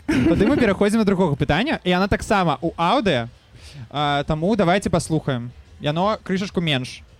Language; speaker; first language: Belarusian; non-native, local second language; Russian